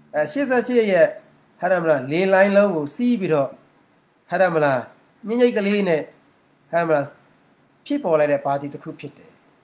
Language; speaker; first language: Burmese; non-native, local second language; Mon